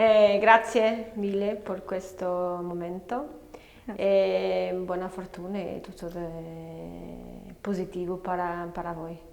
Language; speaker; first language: Italian; non-native, learner; Spanish